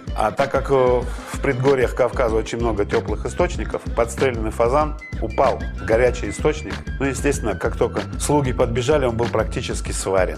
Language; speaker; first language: Russian; native; Russian